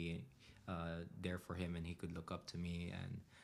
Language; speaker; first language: English; non-native, local second language; Filipino